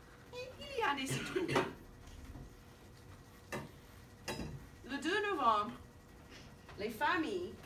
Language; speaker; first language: French; non-native, fluent; English